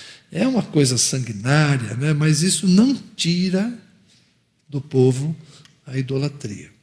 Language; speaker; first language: Portuguese; native; Portuguese